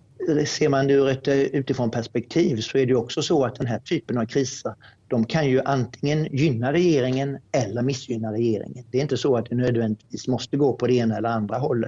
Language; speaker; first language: Swedish; native; Swedish